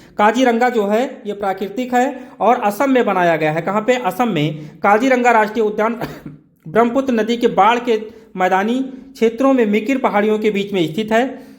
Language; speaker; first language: Hindi; native; Hindi